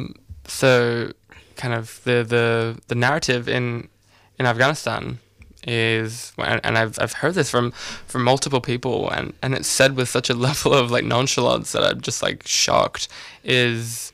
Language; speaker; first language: English; native; English